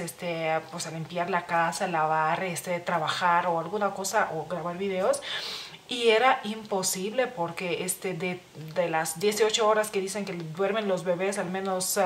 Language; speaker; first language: Spanish; non-native, fluent; Lithuanian